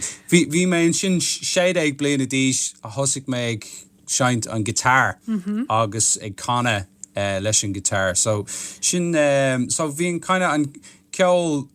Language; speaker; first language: Irish; non-native, local second language; English